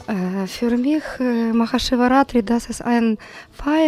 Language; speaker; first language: German; non-native, learner; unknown